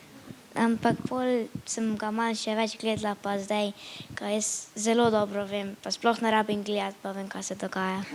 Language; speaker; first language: Slovenian; early bilingual, heritage; Slovenian